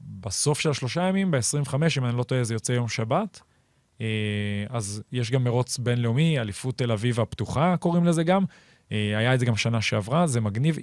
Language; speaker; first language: Hebrew; native; Hebrew